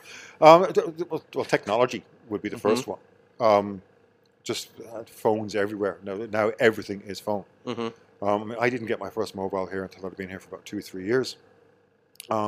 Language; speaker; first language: English; native; English